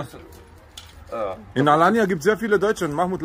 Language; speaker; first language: German; early bilingual, other home language; Bosnian